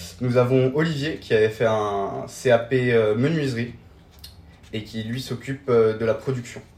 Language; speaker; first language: French; native; French